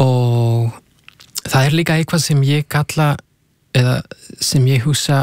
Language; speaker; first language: Icelandic; non-native, fluent; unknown